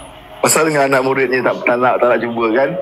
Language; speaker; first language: Malay; native; Malay